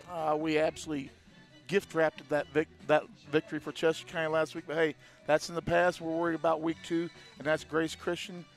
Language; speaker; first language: English; native; English